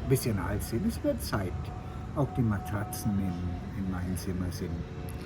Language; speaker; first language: German; non-native, fluent; Sinhala